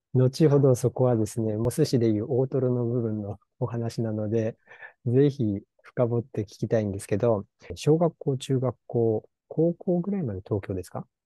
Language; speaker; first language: Japanese; native; Japanese